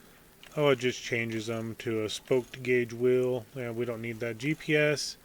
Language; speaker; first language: English; native; English